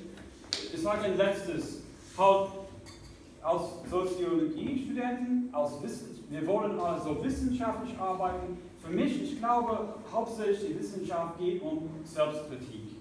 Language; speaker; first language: German; non-native, fluent; English